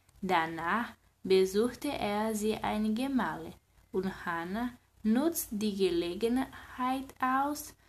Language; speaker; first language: German; non-native, learner; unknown